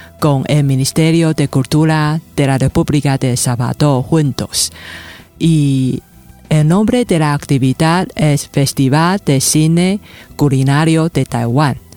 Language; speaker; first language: Spanish; non-native, fluent; Chinese